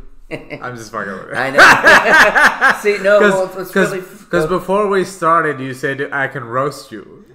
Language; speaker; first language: English; native; English